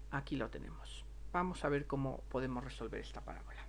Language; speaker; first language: Spanish; native; Spanish